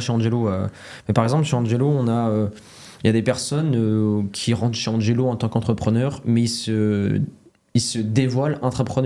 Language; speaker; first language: French; native; French